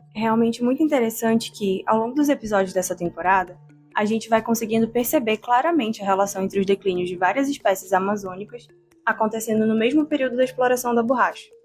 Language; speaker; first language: Portuguese; native; Portuguese